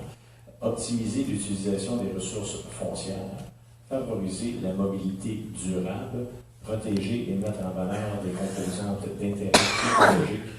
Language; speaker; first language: French; native; French